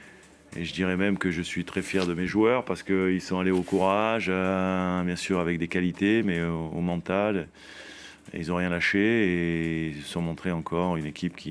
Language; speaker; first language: French; native; French